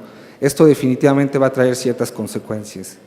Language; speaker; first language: Spanish; native; Spanish